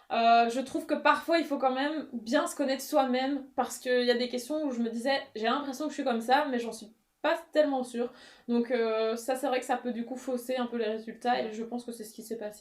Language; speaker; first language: French; native; French